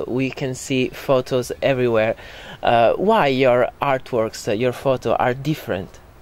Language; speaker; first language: English; non-native, fluent; Italian